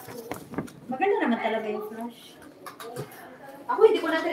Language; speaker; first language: Filipino; native; Filipino